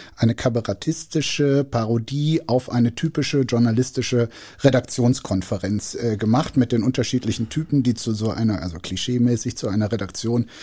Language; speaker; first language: German; native; German